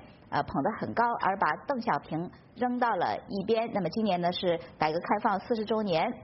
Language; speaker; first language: Chinese; native; Chinese